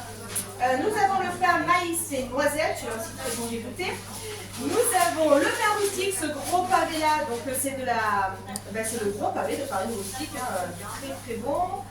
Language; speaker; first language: French; native; French